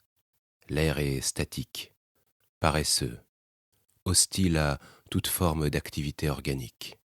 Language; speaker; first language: French; native; French